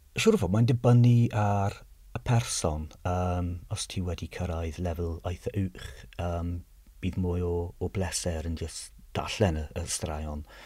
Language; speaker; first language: Welsh; non-native, fluent; English